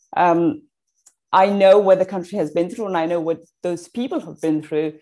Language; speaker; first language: English; non-native, fluent; Persian